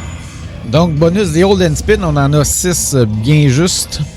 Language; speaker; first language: French; native; French